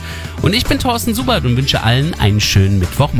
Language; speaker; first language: German; native; German